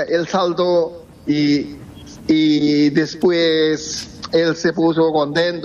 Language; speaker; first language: Spanish; non-native, fluent; Bangla